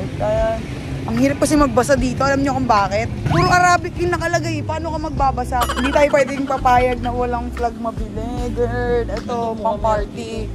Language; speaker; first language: Filipino; native; Filipino